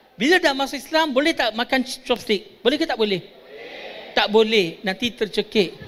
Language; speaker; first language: Malay; non-native, local second language; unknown